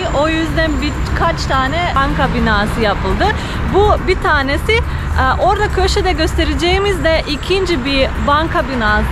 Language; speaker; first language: Turkish; non-native, fluent; Slovenian